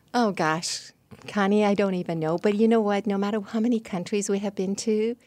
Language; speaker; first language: English; non-native, fluent; Persian